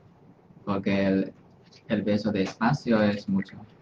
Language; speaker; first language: Spanish; non-native, fluent; Chinese